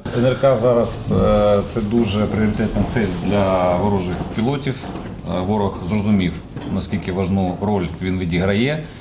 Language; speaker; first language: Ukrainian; native; Ukrainian